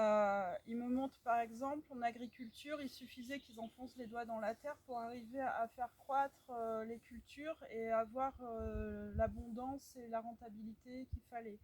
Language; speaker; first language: French; native; French